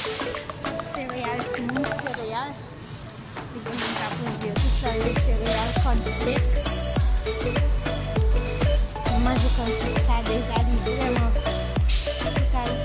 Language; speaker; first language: French; non-native, learner; Haitian Creole